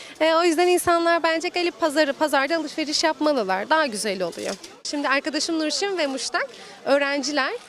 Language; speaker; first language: Turkish; native; Turkish